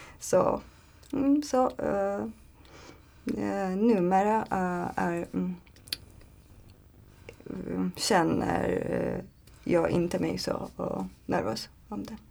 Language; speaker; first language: Swedish; non-native, learner; Turkish